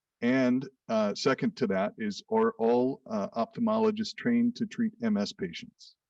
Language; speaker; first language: English; native; English